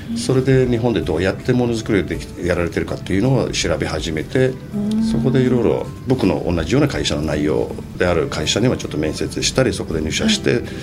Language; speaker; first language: Japanese; non-native, fluent; Turkish